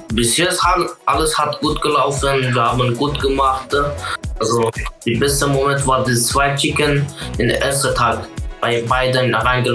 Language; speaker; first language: German; non-native, local second language; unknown